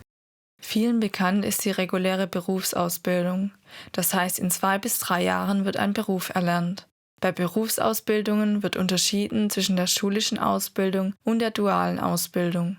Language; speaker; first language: German; native; German